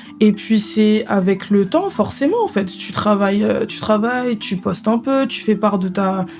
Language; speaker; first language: French; early bilingual, other home language; Lingala